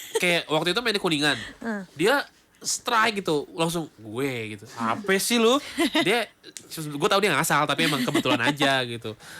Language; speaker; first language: Indonesian; native; Indonesian